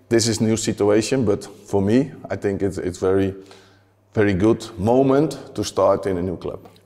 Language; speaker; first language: English; non-native, fluent; Dutch